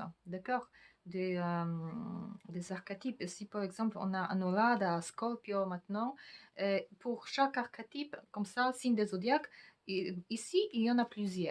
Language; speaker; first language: French; non-native, fluent; Polish